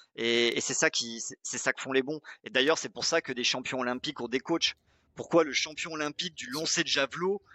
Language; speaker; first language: French; native; French